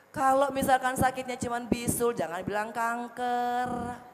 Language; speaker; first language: Indonesian; native; Indonesian